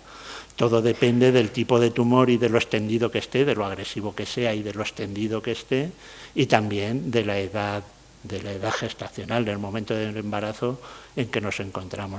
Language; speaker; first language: Spanish; native; Spanish